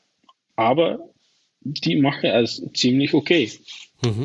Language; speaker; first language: German; non-native, learner; Dutch